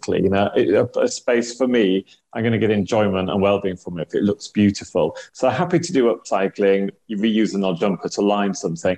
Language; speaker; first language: English; native; English